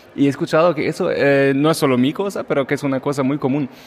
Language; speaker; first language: Spanish; non-native, fluent; German